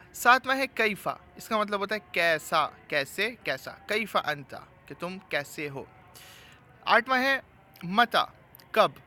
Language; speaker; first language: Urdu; native; Urdu